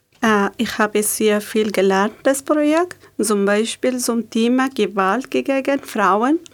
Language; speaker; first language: German; non-native, learner; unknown